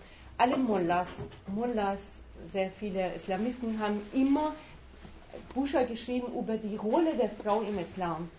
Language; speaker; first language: German; non-native, fluent; Persian